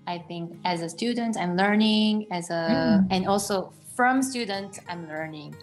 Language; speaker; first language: English; non-native, fluent; Korean